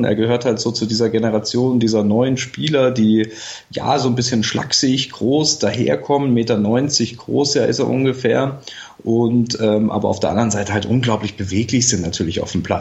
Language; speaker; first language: German; native; German